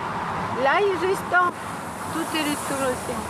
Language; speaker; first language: French; non-native, local second language; Russian